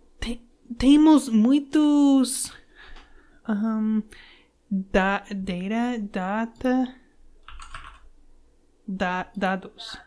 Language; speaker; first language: Portuguese; non-native, learner; English